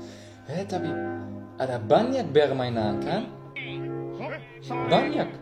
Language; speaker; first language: Indonesian; non-native, learner; German